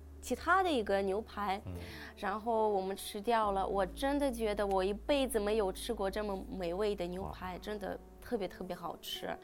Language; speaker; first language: Chinese; non-native, fluent; Russian